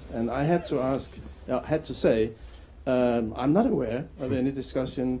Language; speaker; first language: English; non-native, fluent; Danish